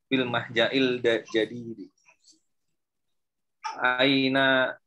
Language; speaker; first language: Arabic; non-native, learner; Indonesian